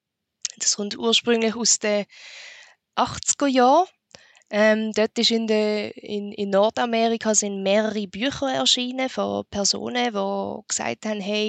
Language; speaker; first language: German; native; German